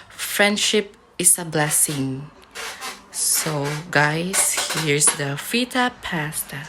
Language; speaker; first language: English; non-native, local second language; Filipino